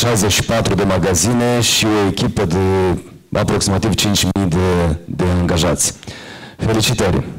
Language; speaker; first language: Romanian; native; Romanian